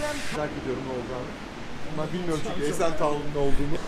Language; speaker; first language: Turkish; native; Turkish